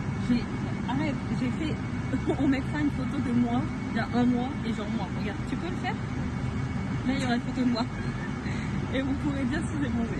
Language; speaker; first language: French; native; French